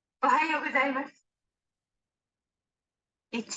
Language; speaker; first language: Japanese; non-native, fluent; Indonesian